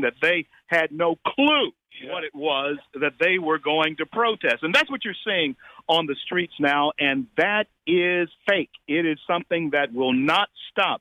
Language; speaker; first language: English; native; English